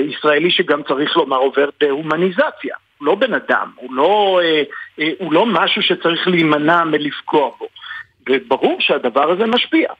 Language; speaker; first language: Hebrew; native; Hebrew